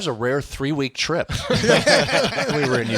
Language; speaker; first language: English; native; English